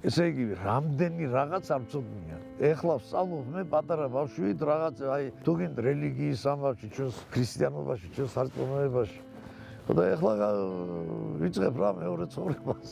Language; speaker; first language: Georgian; native; Georgian